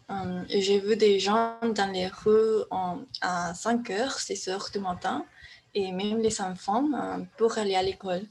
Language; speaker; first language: French; non-native, learner; Spanish